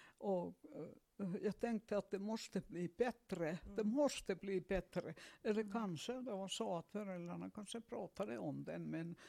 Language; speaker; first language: Swedish; non-native, fluent; Finnish